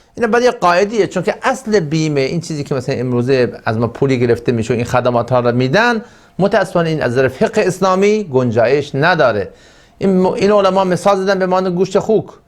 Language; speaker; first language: Persian; non-native, local second language; Turkmen